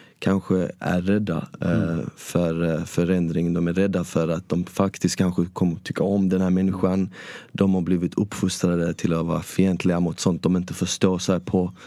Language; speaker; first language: Swedish; early bilingual, other home language; Bosnian